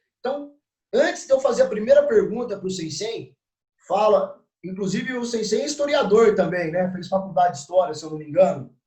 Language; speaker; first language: Portuguese; native; Portuguese